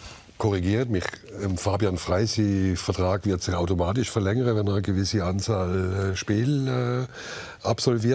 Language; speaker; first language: German; native; German